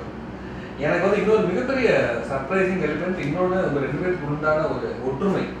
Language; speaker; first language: Tamil; native; Tamil